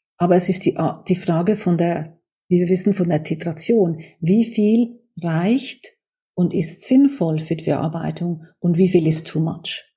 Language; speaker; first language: German; native; German